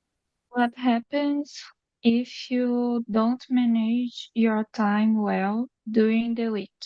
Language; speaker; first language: English; non-native, learner; Portuguese